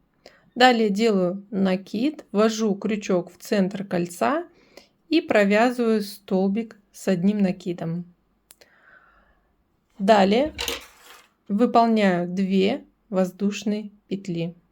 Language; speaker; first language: Russian; native; Russian